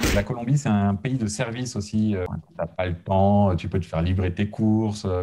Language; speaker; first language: French; native; French